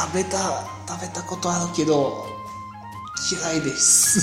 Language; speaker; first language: Japanese; non-native, learner; Bulgarian